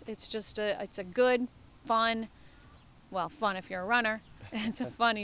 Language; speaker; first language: English; native; English